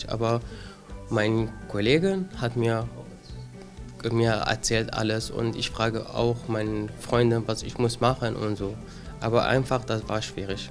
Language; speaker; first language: German; non-native, learner; Arabic